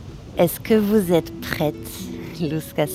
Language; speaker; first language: French; native; French